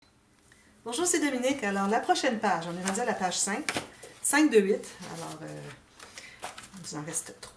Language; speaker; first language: French; native; French